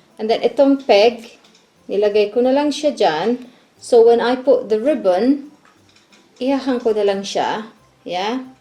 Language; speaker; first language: Filipino; native; Filipino